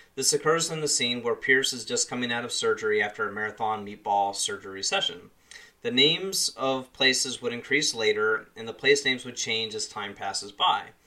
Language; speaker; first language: English; native; English